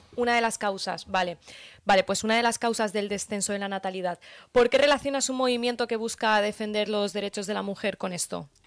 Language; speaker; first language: Spanish; early bilingual, other home language; Arabic